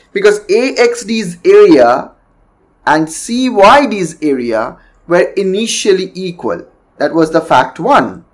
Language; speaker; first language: English; non-native, local second language; Bangla